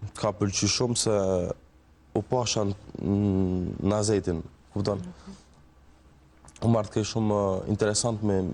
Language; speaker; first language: Albanian; early bilingual, heritage; Albanian